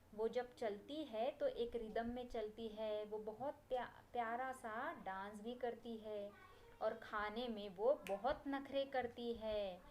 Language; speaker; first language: Hindi; non-native, local second language; Marathi